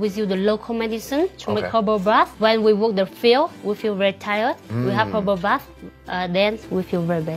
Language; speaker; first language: English; non-native, learner; Iu Mien